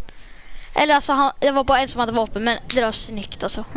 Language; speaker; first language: Swedish; native; Swedish